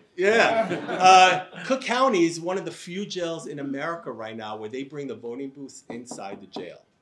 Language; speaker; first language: English; native; English